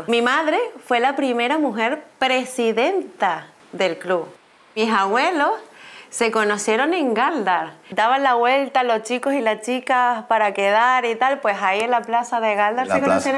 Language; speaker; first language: Spanish; native; Spanish